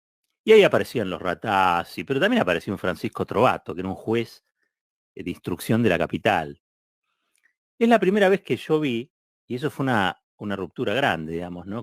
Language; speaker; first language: Spanish; native; Spanish